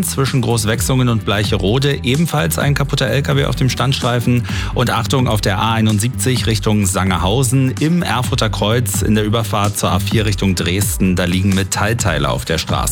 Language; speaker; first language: German; native; German